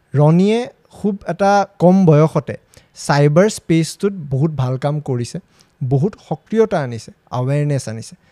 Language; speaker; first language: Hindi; non-native, local second language; Assamese